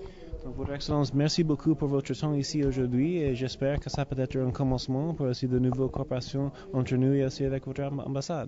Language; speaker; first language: French; non-native, learner; English